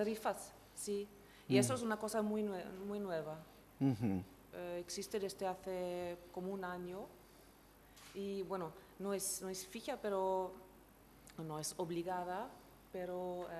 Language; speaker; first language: Spanish; non-native, fluent; German